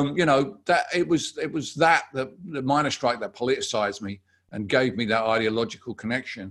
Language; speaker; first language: English; native; English